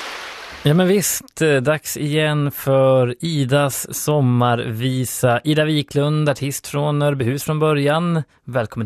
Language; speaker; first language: Swedish; native; Swedish